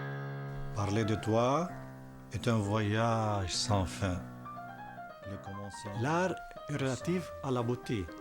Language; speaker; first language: French; non-native, fluent; Arabic